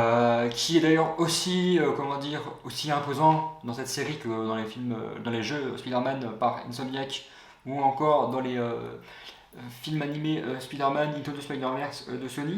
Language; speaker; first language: French; native; French